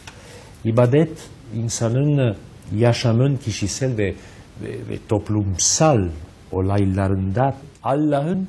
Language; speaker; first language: Turkish; non-native, learner; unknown